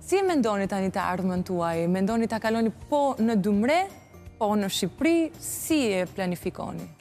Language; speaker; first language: Albanian; native; Albanian